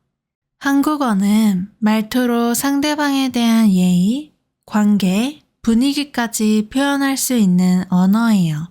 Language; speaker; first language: Korean; native; Korean